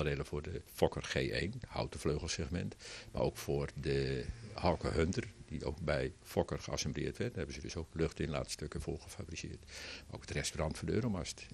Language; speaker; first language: Dutch; native; Dutch